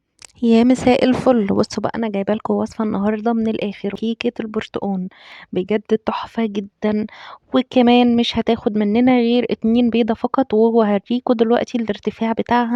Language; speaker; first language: Arabic; native; Arabic